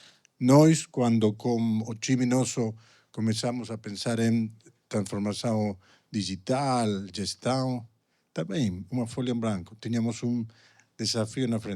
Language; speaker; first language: Portuguese; non-native, fluent; Spanish